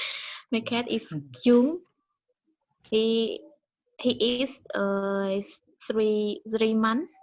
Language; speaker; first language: English; non-native, learner; Khmer